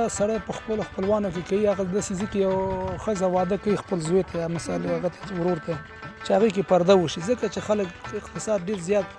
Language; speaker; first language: Pashto; non-native, local second language; Persian